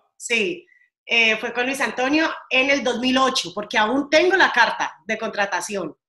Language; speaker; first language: Spanish; native; Spanish